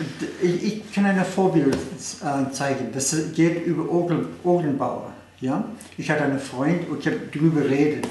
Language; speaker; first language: German; non-native, fluent; English